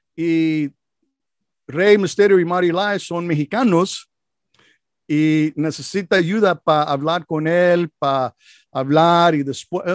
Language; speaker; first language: Spanish; non-native, learner; English